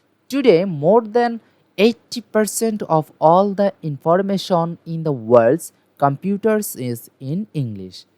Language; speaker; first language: English; non-native, local second language; Bangla